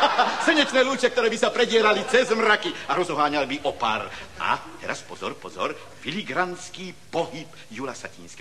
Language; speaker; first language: Slovak; native; Slovak